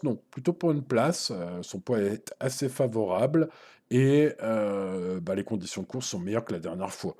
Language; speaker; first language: French; native; French